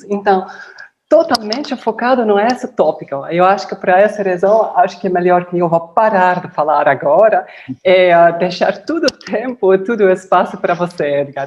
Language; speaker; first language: Portuguese; non-native, fluent; Dutch